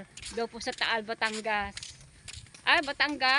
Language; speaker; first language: Filipino; native; Filipino